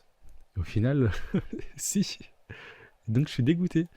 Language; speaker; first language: French; native; French